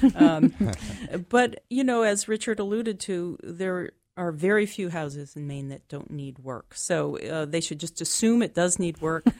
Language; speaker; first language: English; native; English